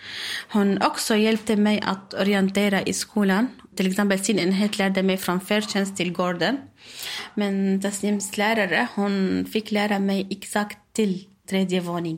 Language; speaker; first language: Swedish; non-native, learner; Arabic